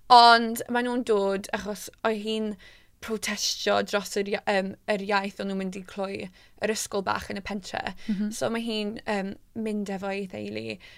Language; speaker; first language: Welsh; non-native, local second language; English